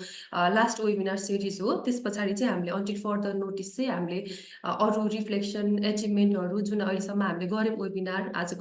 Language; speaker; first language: Nepali; native; Nepali